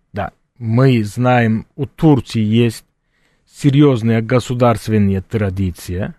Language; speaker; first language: Russian; non-native, fluent; Turkish